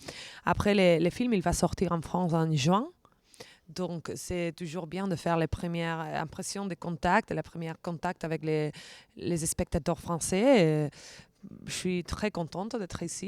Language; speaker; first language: French; non-native, fluent; Spanish